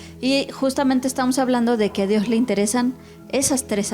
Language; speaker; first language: Spanish; native; Spanish